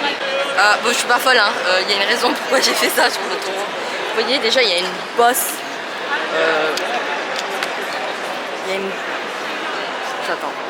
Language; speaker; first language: French; native; French